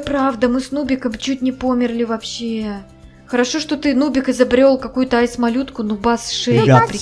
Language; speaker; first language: Russian; native; Russian